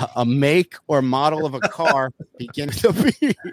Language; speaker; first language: English; native; English